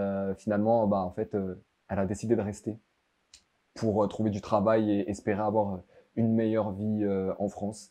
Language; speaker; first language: French; early bilingual, other home language; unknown